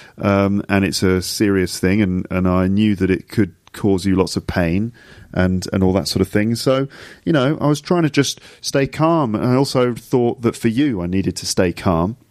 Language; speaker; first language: English; native; English